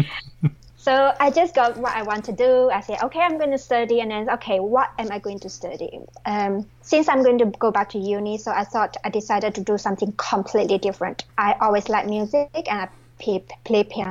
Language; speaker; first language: English; non-native, local second language; Chinese